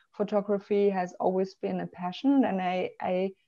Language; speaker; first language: English; non-native, fluent; German